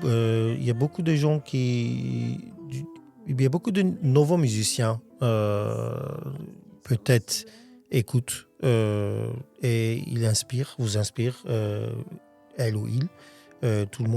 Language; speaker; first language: French; non-native, fluent; Armenian